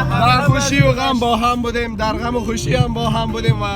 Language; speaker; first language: Persian; native; Persian